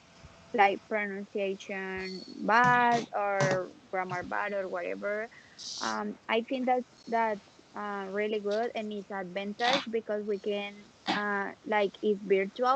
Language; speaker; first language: English; non-native, learner; Spanish